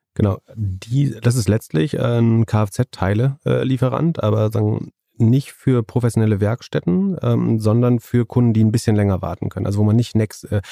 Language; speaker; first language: German; native; German